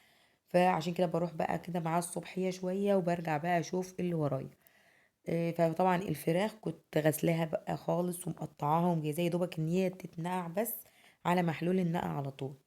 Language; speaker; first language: Arabic; native; Arabic